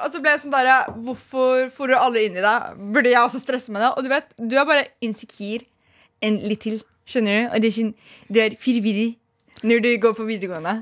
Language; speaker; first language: Norwegian; early bilingual, other home language; Persian